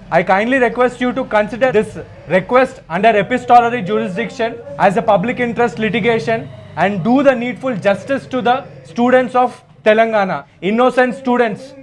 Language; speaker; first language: English; non-native, local second language; Telugu